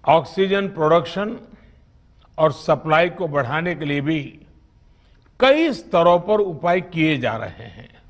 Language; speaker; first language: Hindi; non-native, local second language; Gujarati